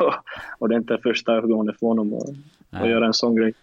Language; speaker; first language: Swedish; early bilingual, other home language; German